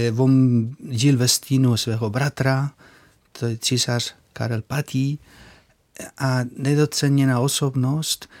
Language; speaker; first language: Czech; non-native, fluent; Spanish